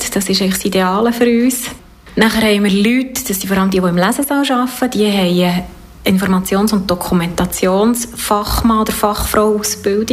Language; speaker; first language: German; native; German